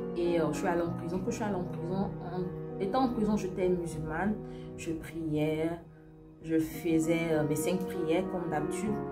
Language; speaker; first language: French; native; French